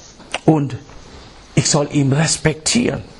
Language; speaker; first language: German; non-native, fluent; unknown